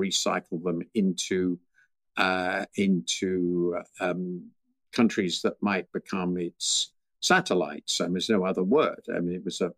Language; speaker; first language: English; native; English